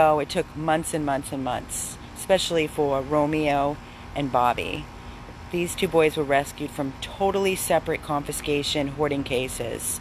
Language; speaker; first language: English; native; English